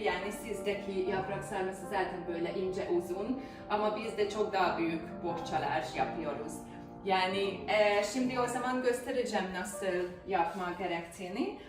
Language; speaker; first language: Turkish; non-native, fluent; Hungarian